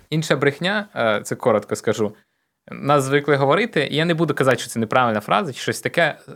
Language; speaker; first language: Ukrainian; non-native, local second language; Russian